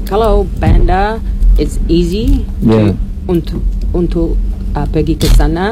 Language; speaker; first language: Indonesian; non-native, learner; English